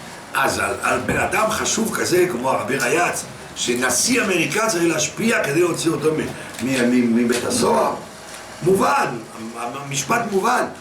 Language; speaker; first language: Hebrew; non-native, fluent; French